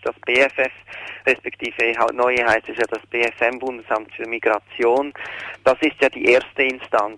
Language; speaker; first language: German; native; German